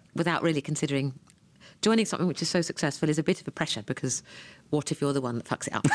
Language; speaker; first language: English; native; English